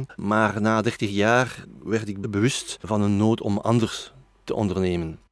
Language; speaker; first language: Dutch; non-native, local second language; French